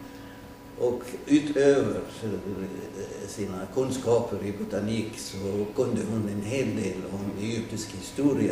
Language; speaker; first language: Swedish; non-native, fluent; Arabic